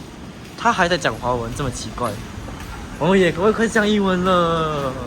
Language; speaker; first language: Chinese; non-native, local second language; English